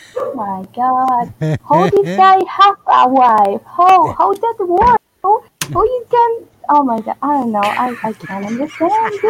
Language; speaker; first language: English; non-native, fluent; Spanish